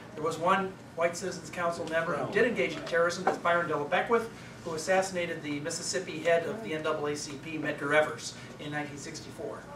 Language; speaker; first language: English; native; English